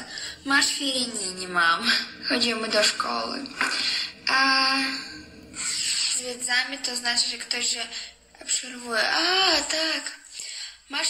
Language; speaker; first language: Polish; non-native, learner; Russian